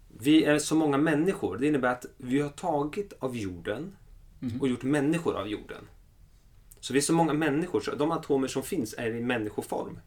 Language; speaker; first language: Swedish; early bilingual, other home language; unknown